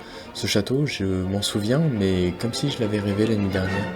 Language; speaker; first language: French; native; French